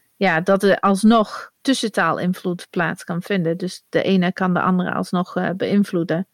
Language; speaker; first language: Dutch; non-native, fluent; English